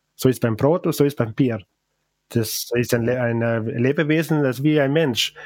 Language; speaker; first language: German; non-native, local second language; Ladin